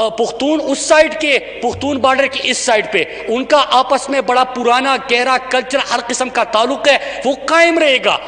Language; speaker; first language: Urdu; non-native, local second language; Pashto